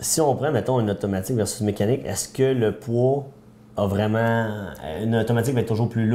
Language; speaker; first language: French; native; French